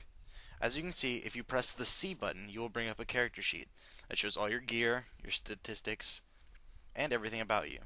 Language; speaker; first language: English; native; English